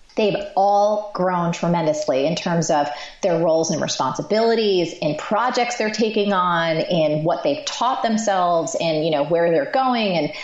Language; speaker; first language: English; native; English